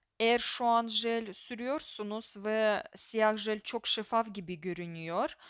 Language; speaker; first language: Turkish; non-native, fluent; Russian